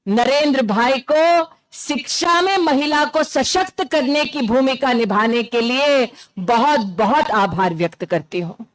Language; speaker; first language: Hindi; non-native, local second language; Gujarati